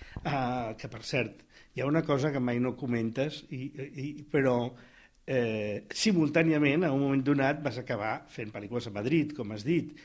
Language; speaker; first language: Catalan; native; Catalan